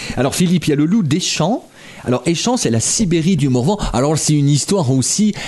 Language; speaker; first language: French; native; French